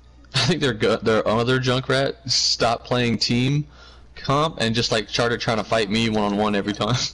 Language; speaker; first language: English; native; English